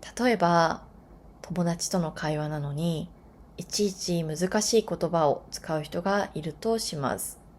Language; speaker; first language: Japanese; native; Japanese